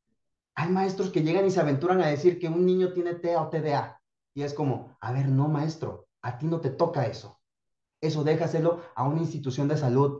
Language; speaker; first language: Spanish; native; Spanish